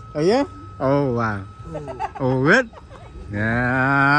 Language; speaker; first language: English; non-native, learner; Khmer